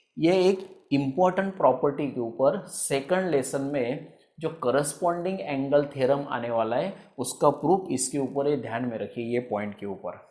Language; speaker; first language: Hindi; non-native, local second language; Marathi